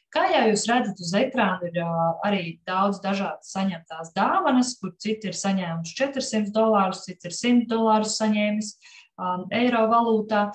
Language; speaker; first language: Latvian; non-native, local second language; Russian